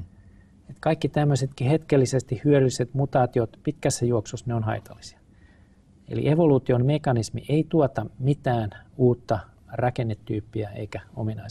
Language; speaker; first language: Finnish; native; Finnish